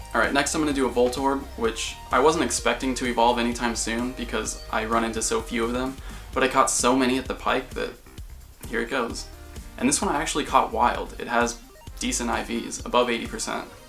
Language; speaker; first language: English; native; English